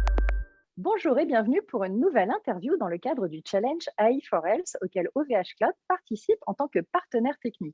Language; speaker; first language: French; native; French